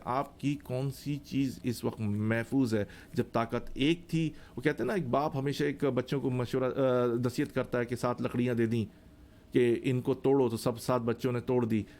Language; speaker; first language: Urdu; native; Urdu